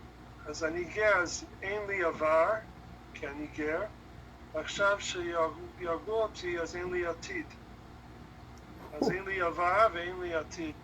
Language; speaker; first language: Hebrew; non-native, fluent; English